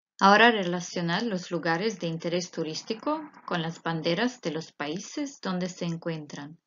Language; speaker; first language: Spanish; non-native, fluent; Croatian